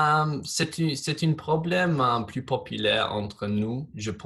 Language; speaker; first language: French; non-native, fluent; English